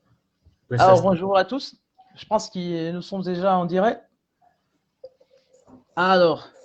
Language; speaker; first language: French; non-native, fluent; Spanish